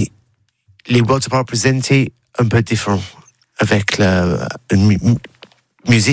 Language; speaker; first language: French; non-native, learner; English